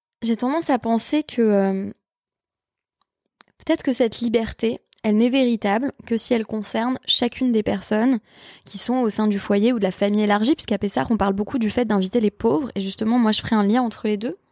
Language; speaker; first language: French; native; French